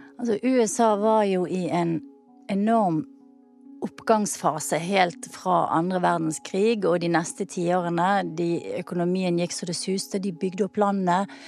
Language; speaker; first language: Norwegian; native; Norwegian